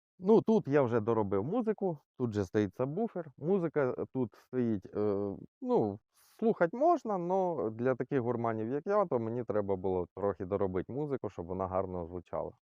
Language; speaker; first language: Ukrainian; non-native, local second language; Russian